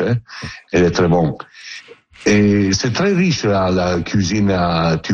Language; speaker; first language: French; non-native, learner; Italian